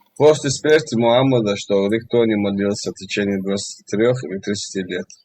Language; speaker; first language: Russian; non-native, local second language; Chechen